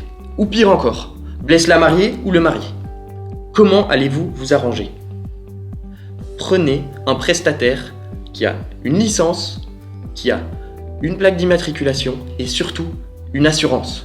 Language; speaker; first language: French; native; French